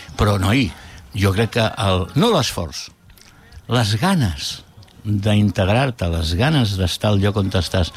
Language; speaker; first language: Catalan; non-native, local second language; Spanish